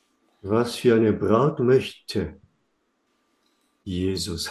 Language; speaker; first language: German; non-native, fluent; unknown